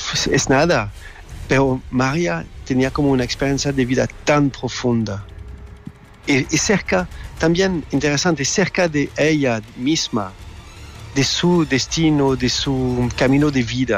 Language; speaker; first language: Spanish; non-native, learner; French